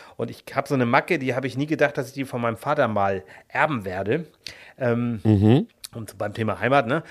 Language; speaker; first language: German; native; German